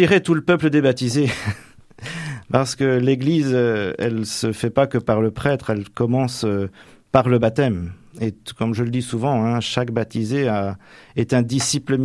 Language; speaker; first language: French; native; French